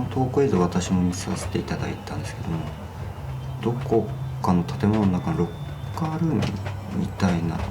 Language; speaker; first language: Japanese; native; Japanese